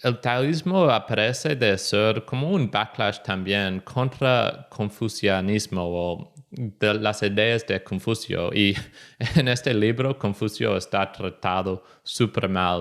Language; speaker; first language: Spanish; non-native, fluent; English